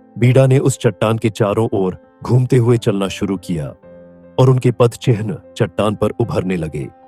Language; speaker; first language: Hindi; non-native, local second language; Nyishi